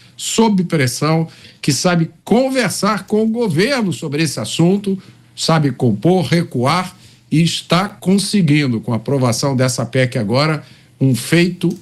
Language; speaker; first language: Portuguese; native; Portuguese